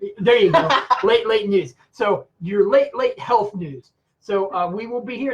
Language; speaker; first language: English; native; English